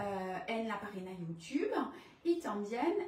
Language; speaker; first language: Spanish; non-native, learner; French